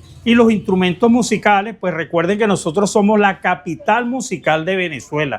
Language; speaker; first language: Spanish; native; Spanish